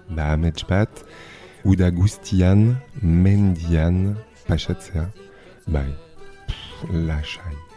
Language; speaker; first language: Basque; non-native, learner; French